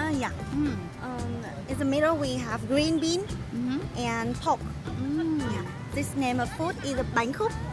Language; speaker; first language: English; non-native, learner; Vietnamese